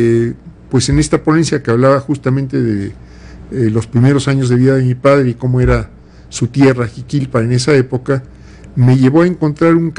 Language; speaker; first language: Spanish; native; Spanish